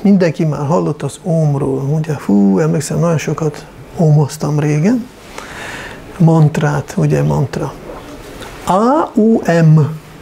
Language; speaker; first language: Hungarian; non-native, fluent; Russian